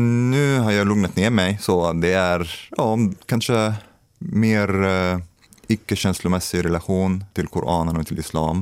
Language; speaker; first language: Swedish; non-native, fluent; Arabic